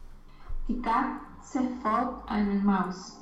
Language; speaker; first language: German; non-native, learner; Romanian